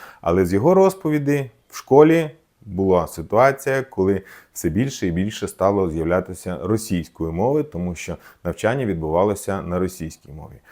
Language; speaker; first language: Ukrainian; non-native, local second language; Russian